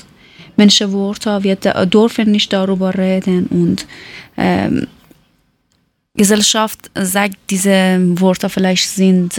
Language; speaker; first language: German; non-native, learner; Persian